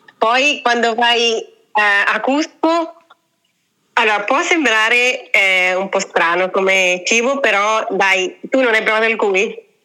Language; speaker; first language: Italian; native; Italian